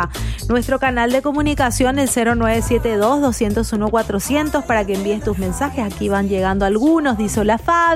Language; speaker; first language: Spanish; native; Spanish